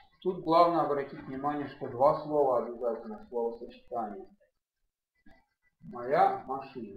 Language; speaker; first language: Russian; native; Russian